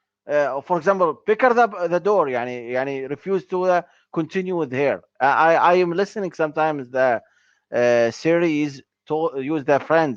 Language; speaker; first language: English; non-native, learner; Arabic